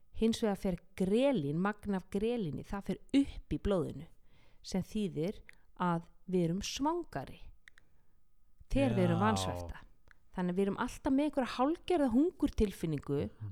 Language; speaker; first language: Icelandic; native; Icelandic